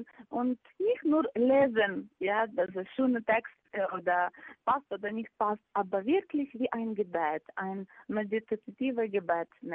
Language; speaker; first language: German; non-native, fluent; Ukrainian